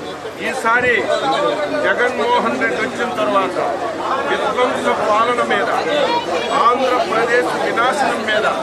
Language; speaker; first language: Telugu; native; Telugu